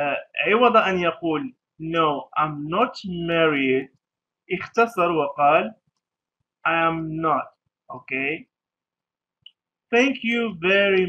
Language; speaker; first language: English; non-native, fluent; Arabic